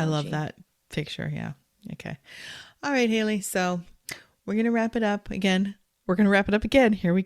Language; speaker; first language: English; native; English